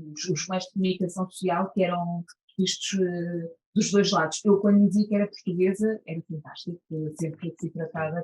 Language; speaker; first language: Portuguese; native; Portuguese